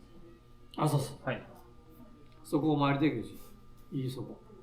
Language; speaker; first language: Japanese; native; Japanese